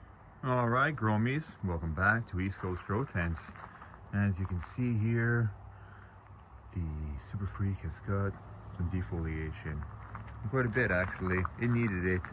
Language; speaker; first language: English; native; English